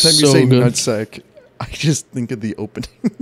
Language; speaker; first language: English; native; English